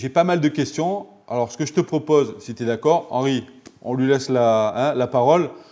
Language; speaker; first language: French; native; French